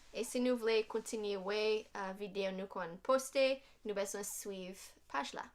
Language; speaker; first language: Haitian Creole; non-native, fluent; English